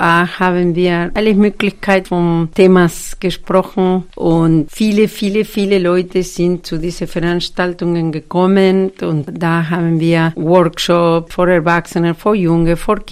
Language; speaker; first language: German; non-native, fluent; Spanish